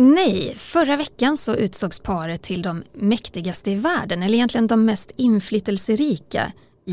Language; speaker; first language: Swedish; native; Swedish